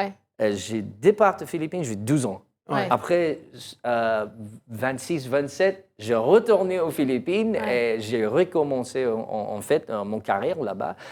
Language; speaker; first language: French; non-native, learner; English